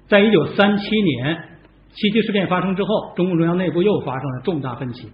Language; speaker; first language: Chinese; native; Chinese